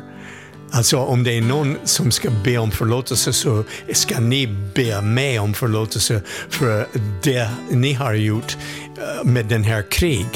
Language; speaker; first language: Swedish; non-native, fluent; English